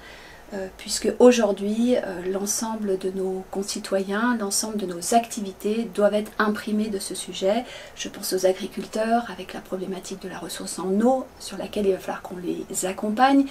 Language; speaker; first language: French; native; French